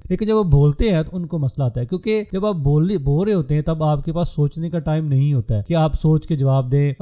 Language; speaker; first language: Urdu; non-native, local second language; Punjabi